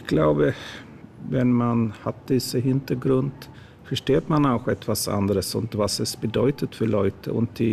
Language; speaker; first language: German; non-native, learner; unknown